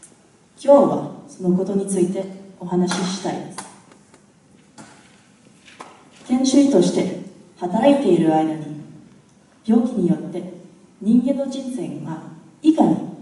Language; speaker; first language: Japanese; non-native, fluent; English